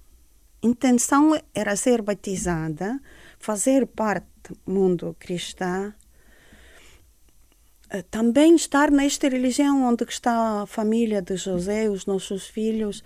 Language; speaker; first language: Portuguese; non-native, fluent; Estonian